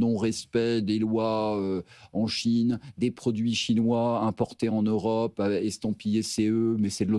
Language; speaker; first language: French; native; French